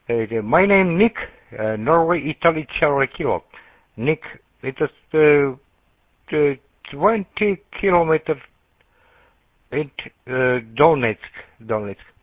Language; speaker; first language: English; non-native, learner; Russian